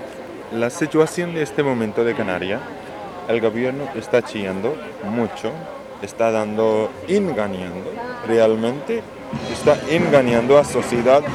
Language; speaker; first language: Spanish; non-native, learner; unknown